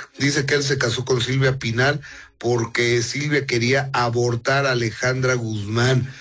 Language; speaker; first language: Spanish; native; Spanish